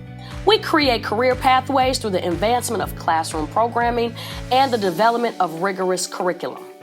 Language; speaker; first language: English; native; English